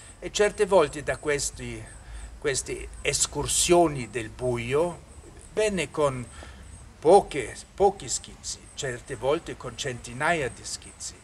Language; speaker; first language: Italian; early bilingual, other home language; German